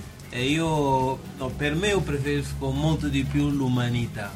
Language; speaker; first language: Italian; non-native, fluent; Lingala